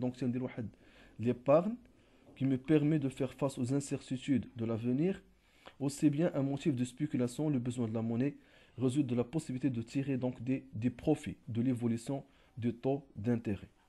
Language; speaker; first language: French; non-native, local second language; Arabic